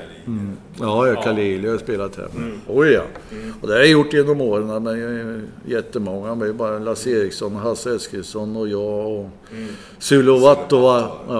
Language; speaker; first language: Swedish; native; Swedish